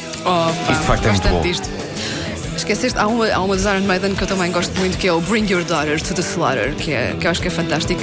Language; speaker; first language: Portuguese; native; Portuguese